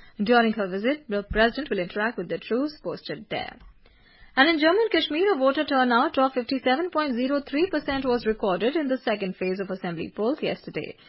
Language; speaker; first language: English; non-native, local second language; Urdu